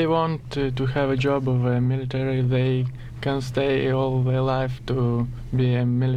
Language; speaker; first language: English; non-native, learner; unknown